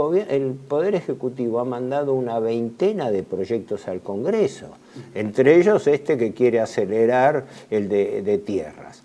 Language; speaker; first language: Spanish; native; Spanish